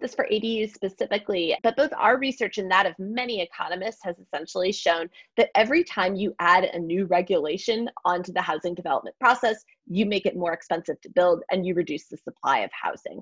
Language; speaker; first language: English; native; English